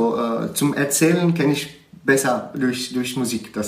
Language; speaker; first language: German; non-native, learner; Arabic